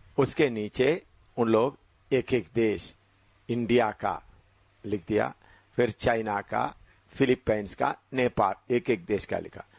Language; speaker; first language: Hindi; non-native, fluent; Malayalam